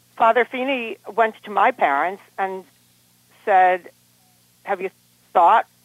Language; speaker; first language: English; native; English